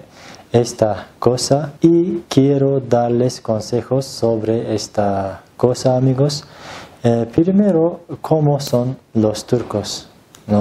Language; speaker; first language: Spanish; non-native, learner; Turkish